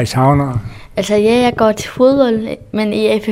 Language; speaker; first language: Danish; early bilingual, other home language; Kurdish